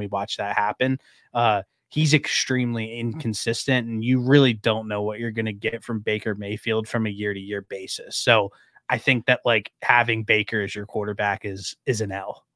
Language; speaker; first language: English; native; English